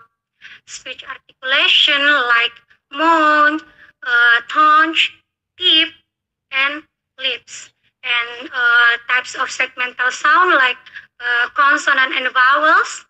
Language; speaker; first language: English; non-native, learner; Indonesian